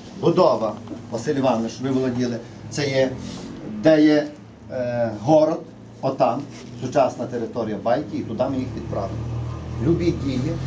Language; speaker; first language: Ukrainian; native; Ukrainian